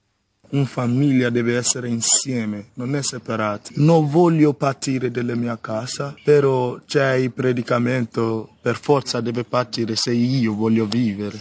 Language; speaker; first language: Italian; non-native, learner; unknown